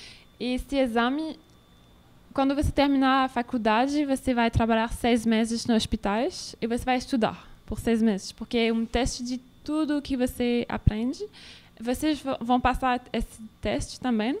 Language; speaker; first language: Portuguese; non-native, learner; French